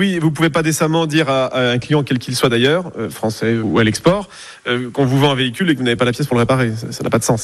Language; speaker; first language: French; native; French